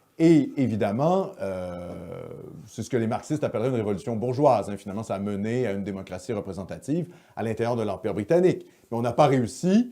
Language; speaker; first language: French; native; French